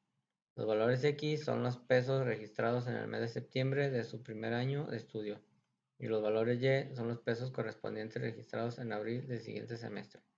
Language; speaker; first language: Spanish; native; Spanish